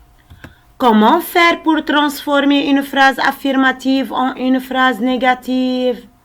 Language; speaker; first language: French; non-native, local second language; Arabic